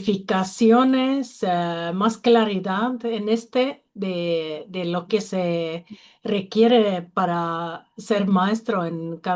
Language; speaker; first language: Spanish; non-native, learner; Finnish